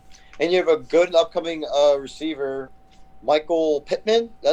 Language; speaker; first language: English; native; English